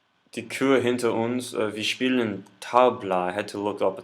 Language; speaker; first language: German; non-native, learner; English